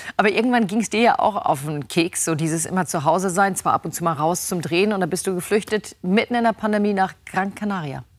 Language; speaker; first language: German; native; German